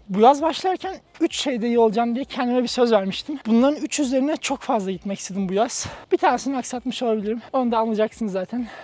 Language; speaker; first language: Turkish; native; Turkish